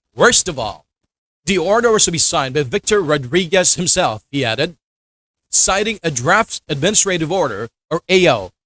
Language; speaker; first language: English; non-native, local second language; Filipino